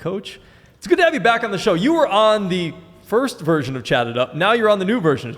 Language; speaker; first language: English; native; English